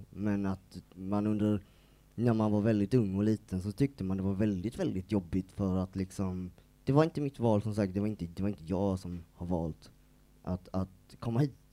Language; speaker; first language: Swedish; native; Swedish